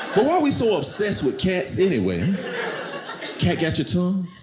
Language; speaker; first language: English; native; English